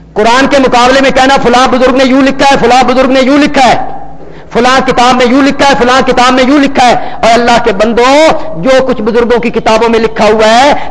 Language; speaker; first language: Urdu; non-native, local second language; Punjabi